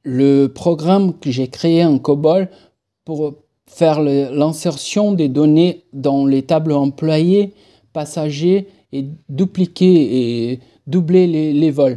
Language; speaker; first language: French; non-native, fluent; Portuguese